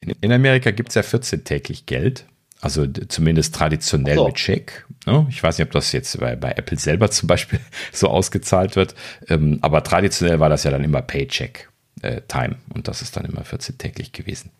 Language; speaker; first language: German; native; German